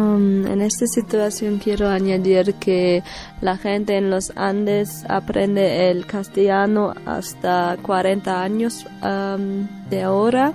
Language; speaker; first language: Spanish; non-native, learner; German